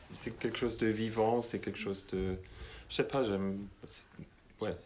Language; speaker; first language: French; non-native, fluent; German